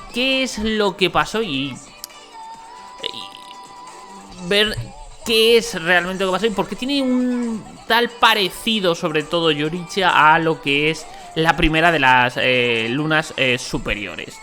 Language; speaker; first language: Spanish; native; Spanish